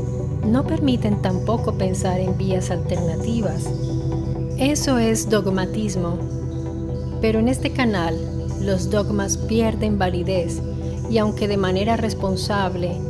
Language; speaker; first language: Spanish; non-native, fluent; Italian